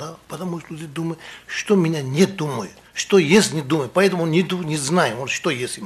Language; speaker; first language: Russian; non-native, learner; Tibetan